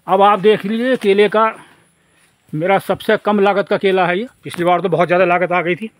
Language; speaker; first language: Hindi; native; Hindi